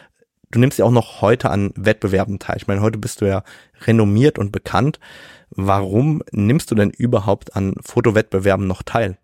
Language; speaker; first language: German; native; German